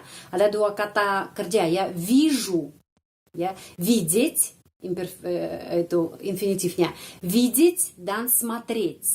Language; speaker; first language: Indonesian; non-native, fluent; Russian